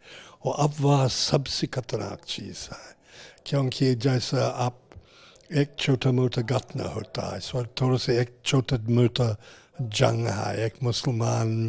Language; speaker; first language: Hindi; non-native, fluent; English